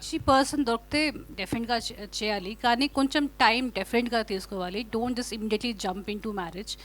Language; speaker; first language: Telugu; non-native, fluent; Hindi